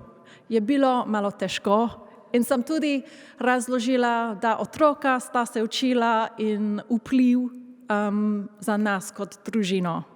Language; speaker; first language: Slovenian; non-native, learner; English